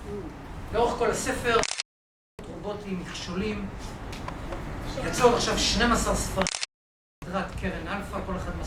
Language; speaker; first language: Hebrew; native; Hebrew